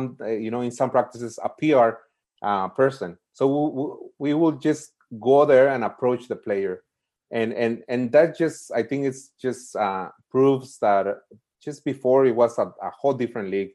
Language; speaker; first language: English; native; English